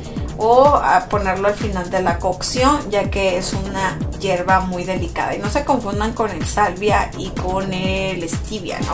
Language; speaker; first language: Spanish; native; Spanish